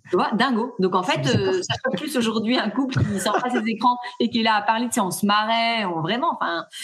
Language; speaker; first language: French; native; French